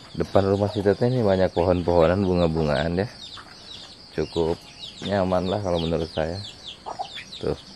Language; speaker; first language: Indonesian; non-native, local second language; Sundanese